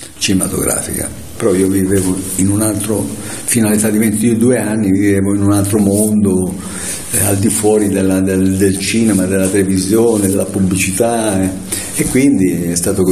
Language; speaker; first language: Italian; native; Italian